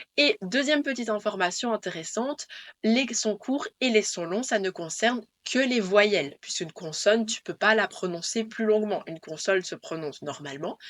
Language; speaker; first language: French; native; French